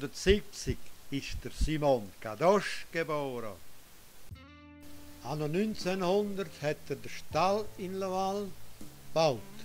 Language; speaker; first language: German; non-native, local second language; Romansh